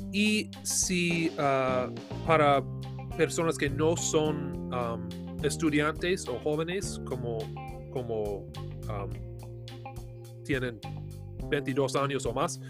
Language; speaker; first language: Spanish; non-native, learner; English